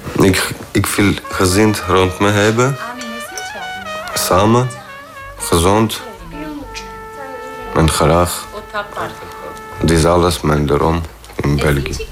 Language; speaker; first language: Dutch; non-native, learner; Armenian